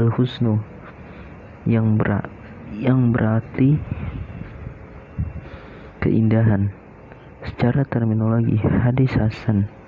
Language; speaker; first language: Indonesian; native; Indonesian